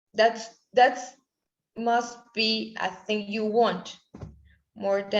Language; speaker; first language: English; non-native, learner; Spanish